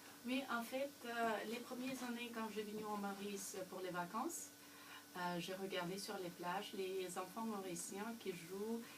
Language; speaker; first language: French; non-native, fluent; Russian